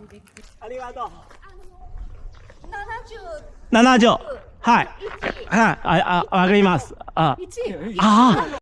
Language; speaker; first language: Japanese; non-native, learner; Chinese